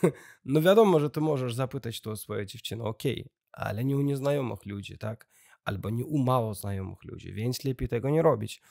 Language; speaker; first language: Polish; non-native, learner; Russian